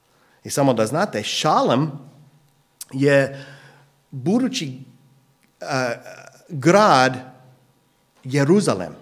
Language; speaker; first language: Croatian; non-native, fluent; English